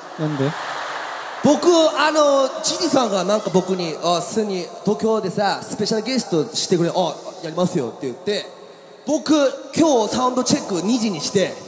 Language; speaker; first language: Japanese; native; Japanese